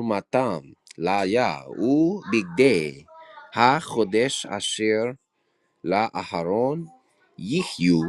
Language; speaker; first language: Hebrew; non-native, learner; English